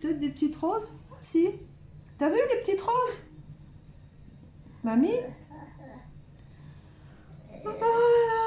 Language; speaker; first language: French; native; French